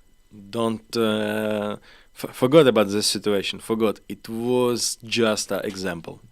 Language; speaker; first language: English; non-native, learner; Ukrainian